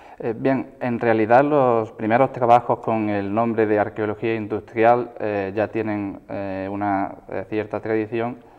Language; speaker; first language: Spanish; native; Spanish